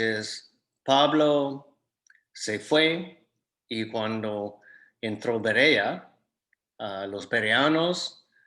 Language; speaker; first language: Spanish; non-native, fluent; English